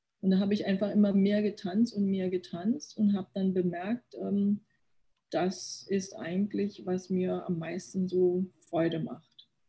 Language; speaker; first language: German; early bilingual, other home language; Korean